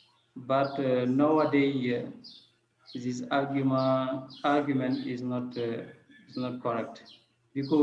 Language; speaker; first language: English; non-native, learner; French